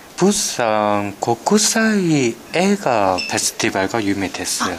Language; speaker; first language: Japanese; non-native, learner; Korean